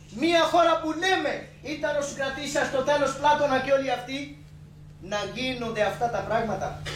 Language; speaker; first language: Greek; non-native, learner; Urdu